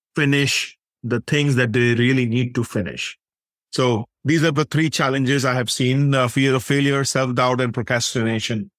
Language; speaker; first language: English; non-native, local second language; Hindi